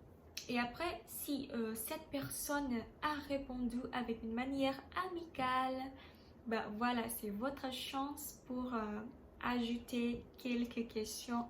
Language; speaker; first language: French; non-native, learner; Indonesian